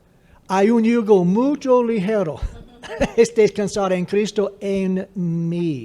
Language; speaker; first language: Spanish; non-native, fluent; English